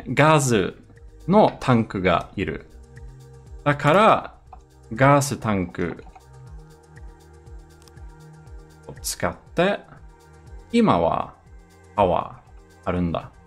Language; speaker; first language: Japanese; non-native, learner; Swedish